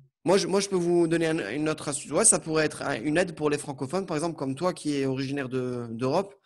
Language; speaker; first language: French; native; French